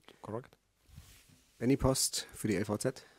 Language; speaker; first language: German; native; German